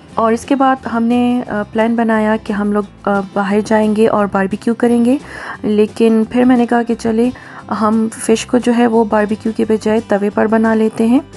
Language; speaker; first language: Urdu; native; Urdu